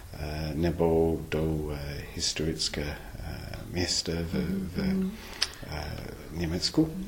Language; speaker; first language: Czech; non-native, learner; English